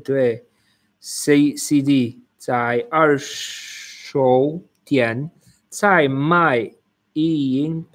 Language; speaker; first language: Chinese; non-native, learner; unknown